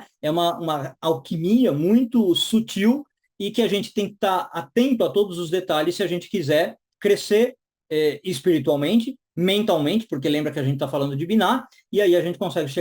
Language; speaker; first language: Portuguese; native; Portuguese